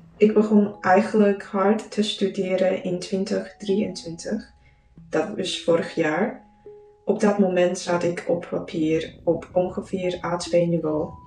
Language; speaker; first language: Dutch; non-native, learner; Chinese